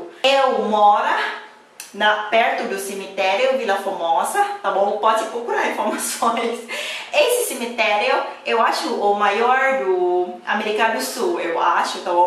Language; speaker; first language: Portuguese; non-native, learner; Thai